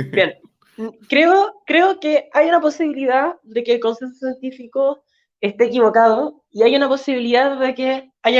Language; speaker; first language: Spanish; native; Spanish